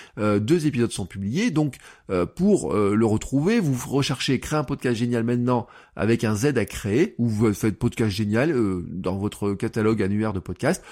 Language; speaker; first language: French; native; French